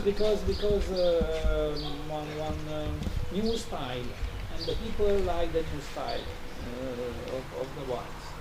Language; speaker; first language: English; non-native, learner; Romanian